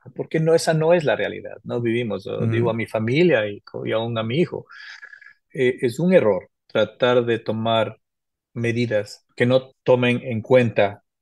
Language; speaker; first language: Spanish; native; Spanish